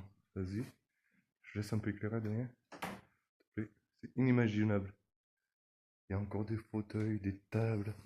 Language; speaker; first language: French; native; French